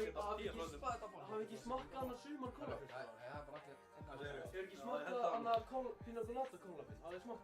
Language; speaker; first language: Icelandic; native; Icelandic